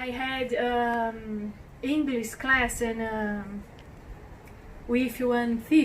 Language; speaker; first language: English; non-native, learner; Portuguese